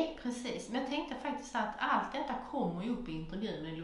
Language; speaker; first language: Swedish; native; Swedish